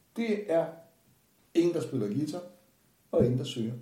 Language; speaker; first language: Danish; non-native, fluent; Portuguese